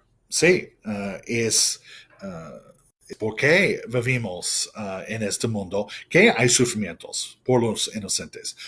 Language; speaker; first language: Spanish; non-native, fluent; English